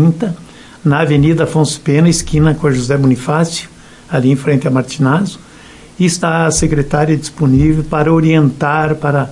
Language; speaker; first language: Portuguese; native; Portuguese